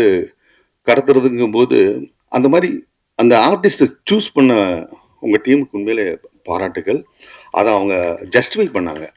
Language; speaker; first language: Tamil; native; Tamil